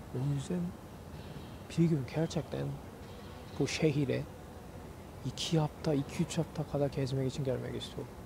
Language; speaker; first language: Turkish; non-native, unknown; Korean